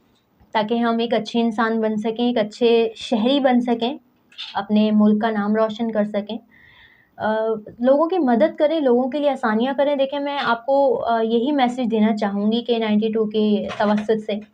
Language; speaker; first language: Urdu; native; Urdu